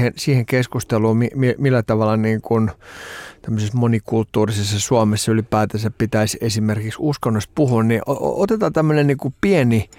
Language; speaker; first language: Finnish; native; Finnish